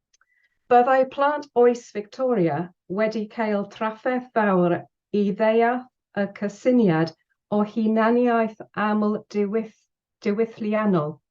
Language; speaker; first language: Welsh; non-native, learner; English